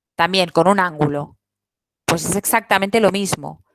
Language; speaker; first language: Spanish; non-native, local second language; Catalan